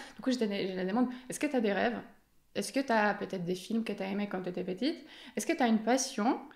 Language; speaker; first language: French; non-native, fluent; Polish